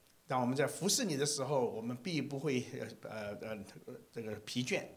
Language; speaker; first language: Chinese; native; Chinese